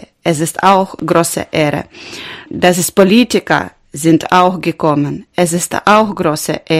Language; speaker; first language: German; non-native, learner; Ukrainian